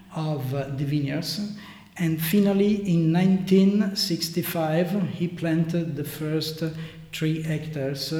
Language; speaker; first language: English; non-native, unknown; Italian